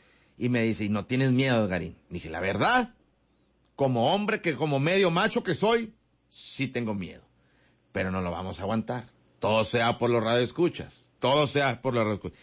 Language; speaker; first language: Spanish; native; Spanish